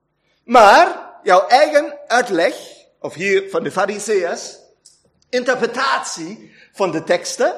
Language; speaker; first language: Dutch; non-native, fluent; German